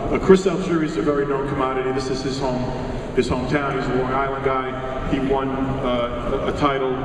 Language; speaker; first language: English; native; English